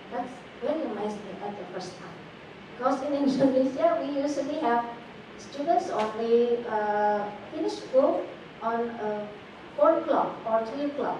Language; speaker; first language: English; non-native, fluent; Indonesian